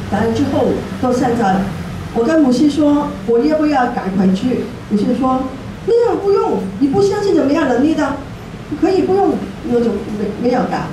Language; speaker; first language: Chinese; non-native, local second language; Cantonese